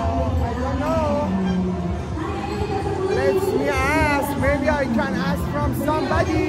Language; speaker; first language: English; non-native, fluent; Persian